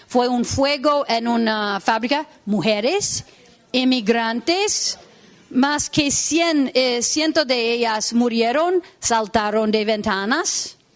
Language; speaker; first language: Spanish; non-native, fluent; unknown